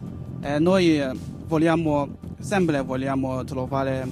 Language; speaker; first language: Italian; non-native, learner; Chinese